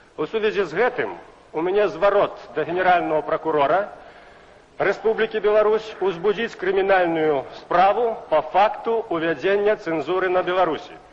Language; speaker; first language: Belarusian; native; Belarusian